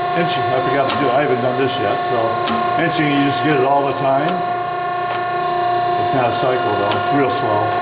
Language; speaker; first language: English; native; English